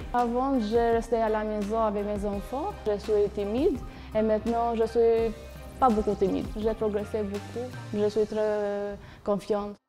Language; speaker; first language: French; non-native, learner; Albanian